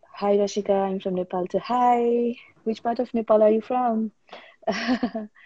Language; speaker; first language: Hindi; non-native, local second language; Nepali